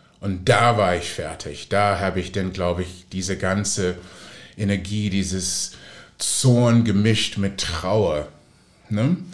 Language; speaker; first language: German; non-native, fluent; English